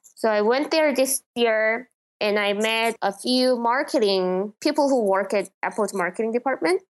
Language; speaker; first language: English; non-native, fluent; Korean